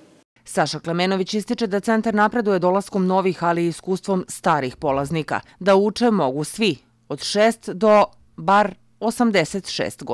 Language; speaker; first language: Serbian; native; Serbian